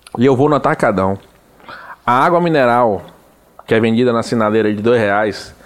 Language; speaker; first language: Portuguese; native; Portuguese